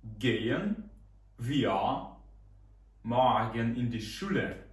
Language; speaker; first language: German; non-native, fluent; Ukrainian